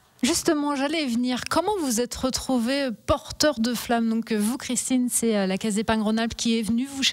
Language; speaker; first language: French; native; French